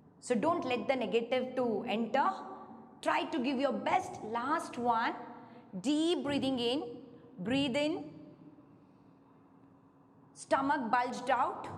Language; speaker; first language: English; non-native, local second language; Kannada